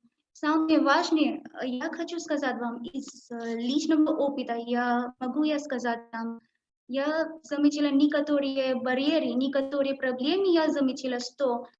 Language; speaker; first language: Russian; non-native, learner; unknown